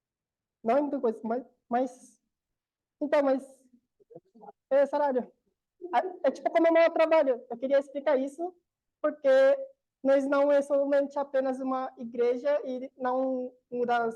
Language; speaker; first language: Portuguese; non-native, learner; Korean